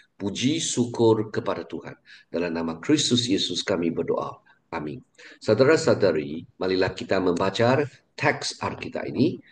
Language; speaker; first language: Malay; non-native, local second language; Chinese